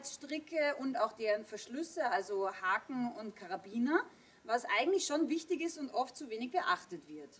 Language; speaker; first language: German; native; German